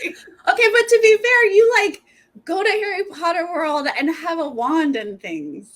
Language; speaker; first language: English; native; English